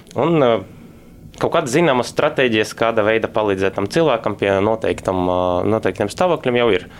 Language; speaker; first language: Latvian; non-native, local second language; Russian